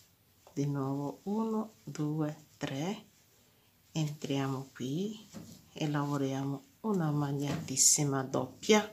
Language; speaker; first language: Italian; non-native, fluent; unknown